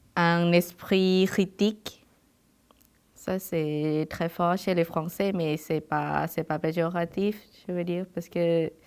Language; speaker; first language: French; non-native, fluent; Thai